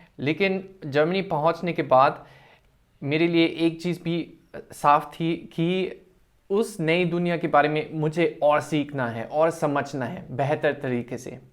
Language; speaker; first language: Hindi; non-native, fluent; German